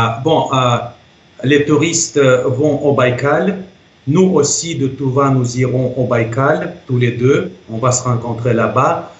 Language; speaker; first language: French; non-native, fluent; Russian